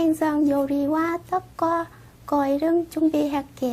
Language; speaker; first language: Korean; non-native, learner; Vietnamese